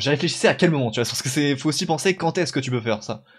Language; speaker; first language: French; native; French